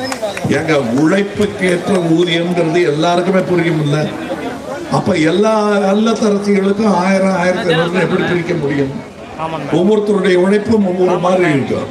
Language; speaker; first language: Tamil; native; Tamil